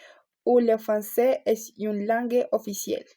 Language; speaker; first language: French; non-native, learner; Spanish